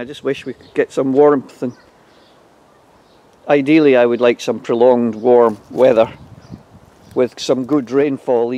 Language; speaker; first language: English; native; English